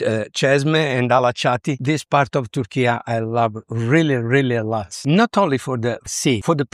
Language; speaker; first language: English; non-native, learner; Italian